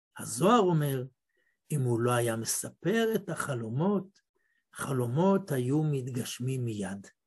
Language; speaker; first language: Hebrew; native; Hebrew